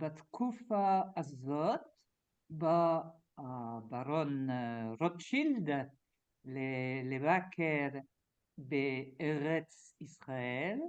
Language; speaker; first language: Hebrew; non-native, learner; French